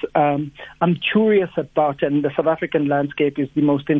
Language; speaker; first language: English; non-native, local second language; Xhosa